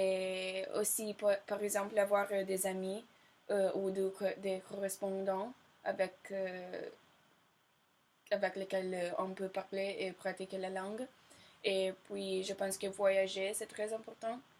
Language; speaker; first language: French; non-native, fluent; Italian